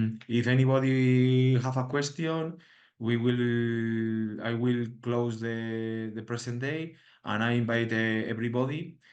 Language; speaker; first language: English; non-native, learner; Spanish